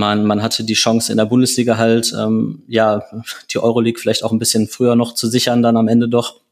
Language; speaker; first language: German; native; German